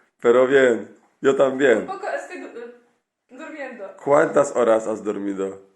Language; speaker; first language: Spanish; non-native, fluent; Polish